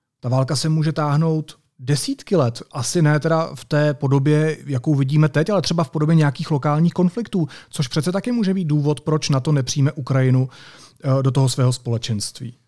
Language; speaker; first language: Czech; native; Czech